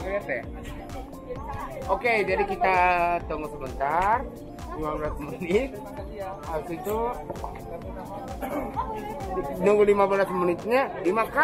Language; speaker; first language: Indonesian; native; Indonesian